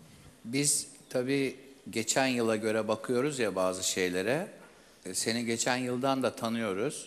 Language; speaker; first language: Turkish; native; Turkish